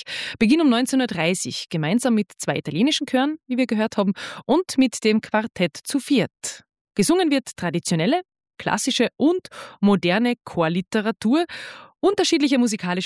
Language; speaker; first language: German; native; German